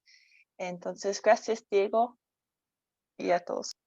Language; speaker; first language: Spanish; non-native, fluent; English